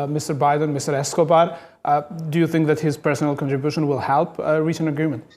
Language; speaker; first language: English; non-native, fluent; Albanian